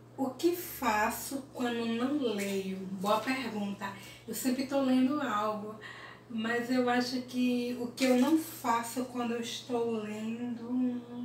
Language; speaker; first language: Portuguese; early bilingual, other home language; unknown